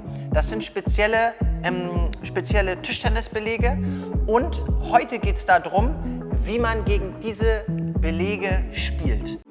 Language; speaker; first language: German; native; German